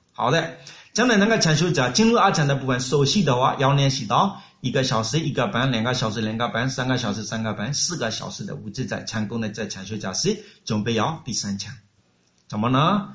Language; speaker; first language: Chinese; non-native, fluent; Burmese